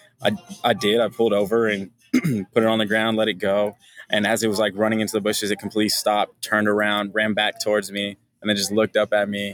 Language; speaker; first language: English; native; English